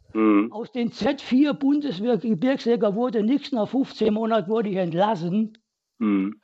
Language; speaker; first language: German; native; German